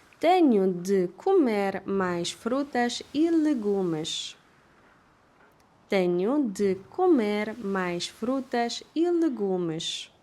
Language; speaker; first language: Portuguese; non-native, fluent; Polish